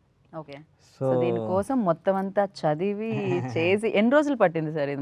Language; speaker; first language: Telugu; native; Telugu